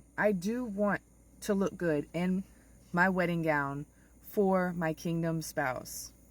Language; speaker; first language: English; native; English